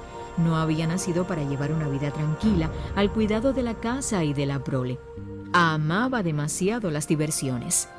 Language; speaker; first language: Spanish; native; Spanish